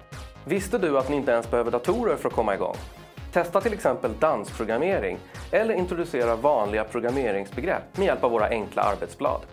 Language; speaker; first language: Swedish; native; Swedish